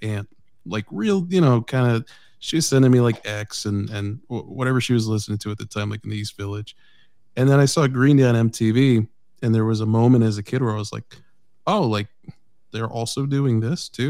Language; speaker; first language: English; native; English